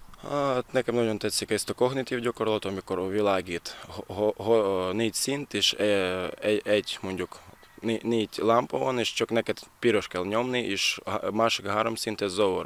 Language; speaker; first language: Hungarian; non-native, learner; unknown